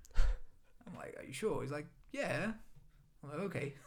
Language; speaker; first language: English; non-native, fluent; Greek